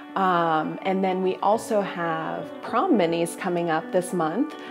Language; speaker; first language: English; native; English